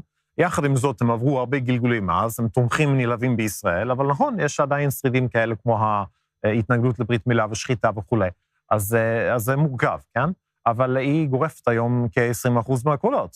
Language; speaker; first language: Hebrew; non-native, fluent; Swedish